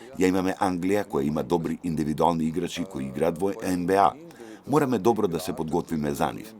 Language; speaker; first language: Macedonian; native; Macedonian